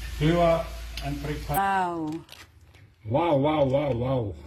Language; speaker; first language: English; non-native, learner; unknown